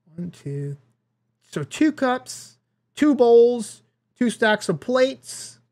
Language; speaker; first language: English; native; English